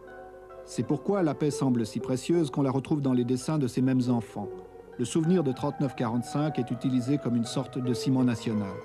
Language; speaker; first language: French; native; French